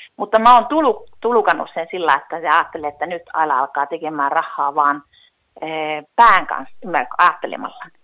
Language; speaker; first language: Finnish; early bilingual, heritage; Finnish